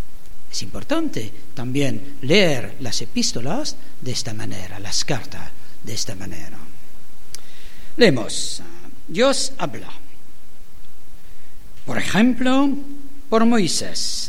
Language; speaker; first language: Spanish; non-native, learner; French